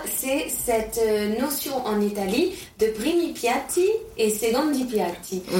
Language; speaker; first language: French; native; French